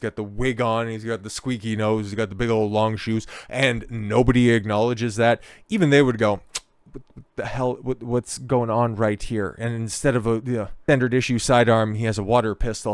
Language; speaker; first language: English; native; English